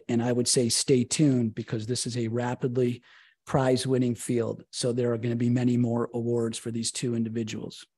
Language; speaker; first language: English; native; English